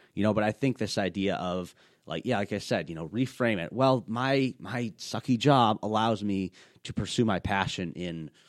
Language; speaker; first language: English; native; English